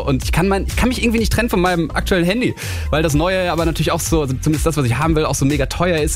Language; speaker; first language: German; native; German